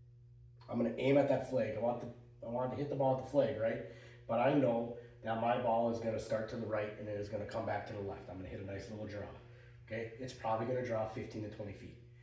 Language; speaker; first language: English; native; English